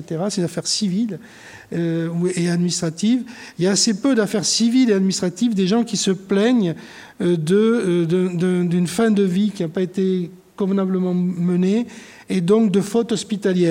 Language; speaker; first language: French; native; French